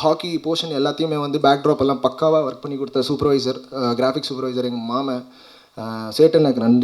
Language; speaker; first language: Tamil; native; Tamil